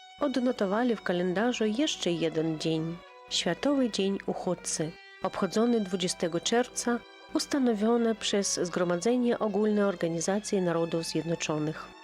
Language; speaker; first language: Polish; non-native, local second language; Ukrainian